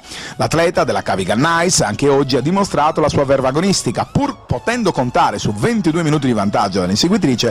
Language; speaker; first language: Italian; native; Italian